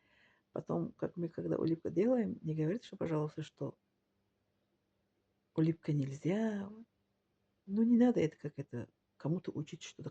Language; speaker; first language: Russian; non-native, learner; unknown